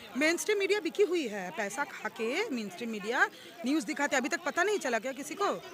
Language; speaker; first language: Hindi; non-native, local second language; Bangla